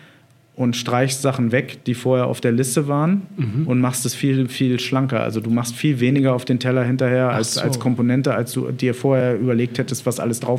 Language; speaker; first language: German; native; German